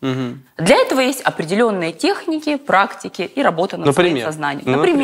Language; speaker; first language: Russian; native; Russian